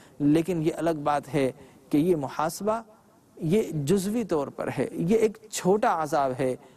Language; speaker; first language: Urdu; native; Urdu